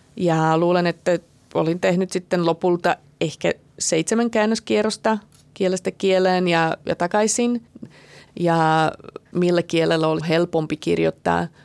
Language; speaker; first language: Finnish; non-native, fluent; Slovak